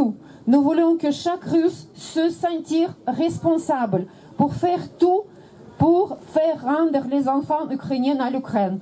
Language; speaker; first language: French; non-native, fluent; Russian